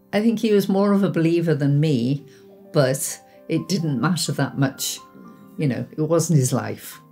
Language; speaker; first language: English; native; English